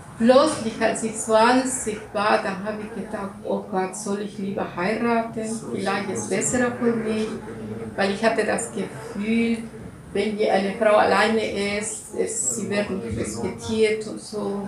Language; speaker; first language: German; non-native, learner; Russian